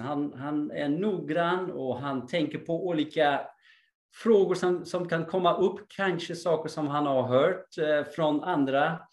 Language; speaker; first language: Swedish; non-native, fluent; English